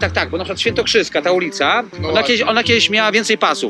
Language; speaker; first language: Polish; native; Polish